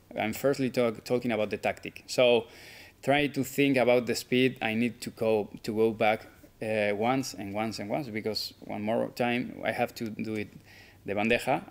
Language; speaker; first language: English; non-native, fluent; Spanish